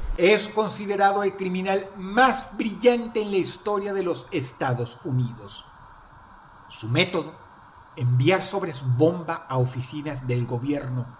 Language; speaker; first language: Spanish; native; Spanish